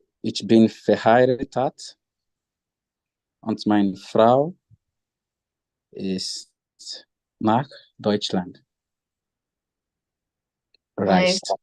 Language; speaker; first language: German; non-native, learner; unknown